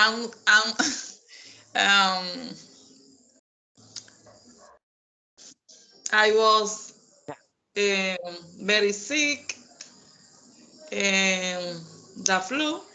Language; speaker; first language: English; non-native, learner; Spanish